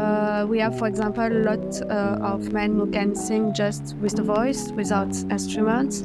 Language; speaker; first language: English; non-native, fluent; French